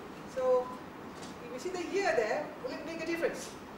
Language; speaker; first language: English; non-native, local second language; Malay